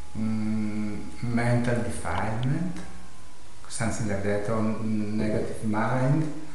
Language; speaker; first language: English; non-native, fluent; Italian